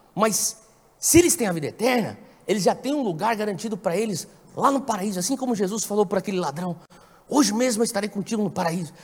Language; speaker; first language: Portuguese; native; Portuguese